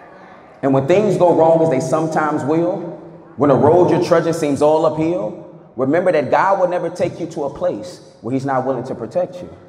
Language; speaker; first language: English; native; English